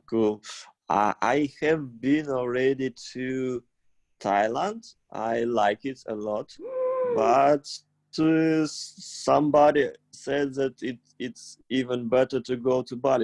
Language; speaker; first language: English; non-native, fluent; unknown